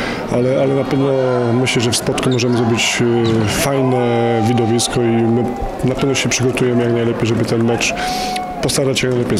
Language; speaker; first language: Polish; native; Polish